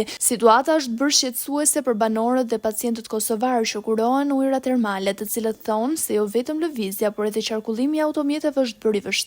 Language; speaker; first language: Albanian; native; Albanian